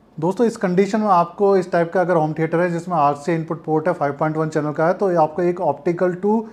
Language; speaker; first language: Hindi; native; Hindi